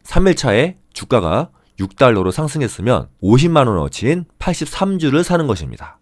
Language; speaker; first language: Korean; native; Korean